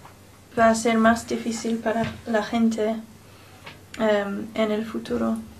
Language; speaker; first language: Spanish; non-native, learner; English